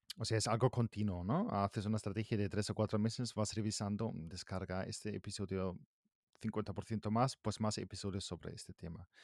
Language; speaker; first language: Spanish; non-native, fluent; German